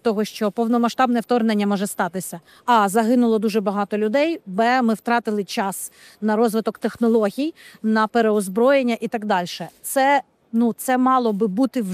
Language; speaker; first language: Ukrainian; native; Ukrainian